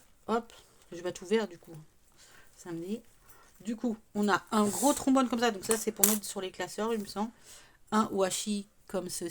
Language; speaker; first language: French; native; French